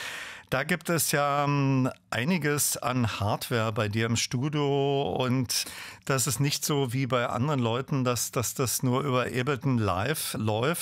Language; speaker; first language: German; native; German